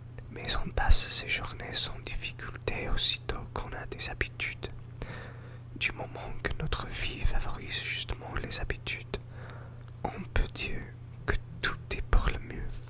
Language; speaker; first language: French; non-native, learner; English